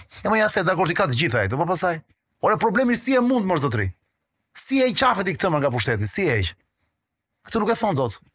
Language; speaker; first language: Albanian; non-native, local second language; Greek